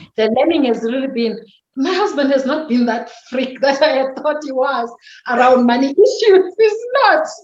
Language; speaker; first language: English; non-native, local second language; Xhosa